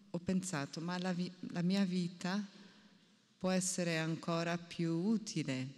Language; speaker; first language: Italian; non-native, fluent; Portuguese